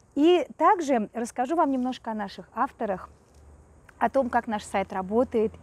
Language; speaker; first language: Russian; native; Russian